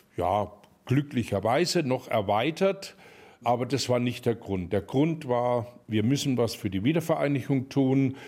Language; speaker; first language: German; native; German